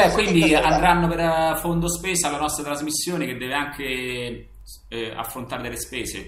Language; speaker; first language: Italian; native; Italian